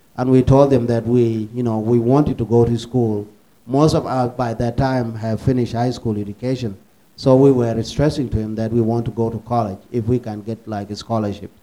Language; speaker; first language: English; early bilingual, other home language; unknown